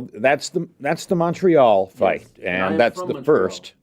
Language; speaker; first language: English; native; English